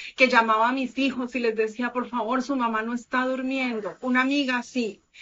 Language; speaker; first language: Spanish; native; Spanish